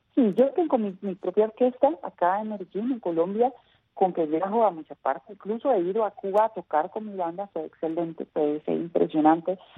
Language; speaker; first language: Spanish; non-native, fluent; Dutch